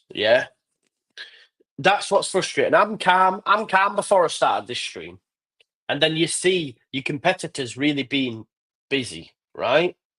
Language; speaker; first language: English; native; English